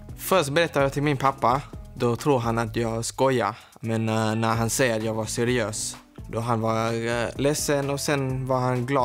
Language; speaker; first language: Swedish; non-native, learner; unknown